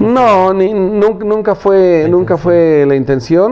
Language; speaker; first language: Spanish; native; Spanish